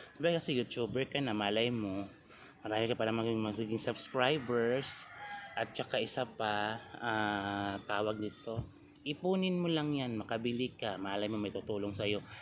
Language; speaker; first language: Filipino; non-native, local second language; Cebuano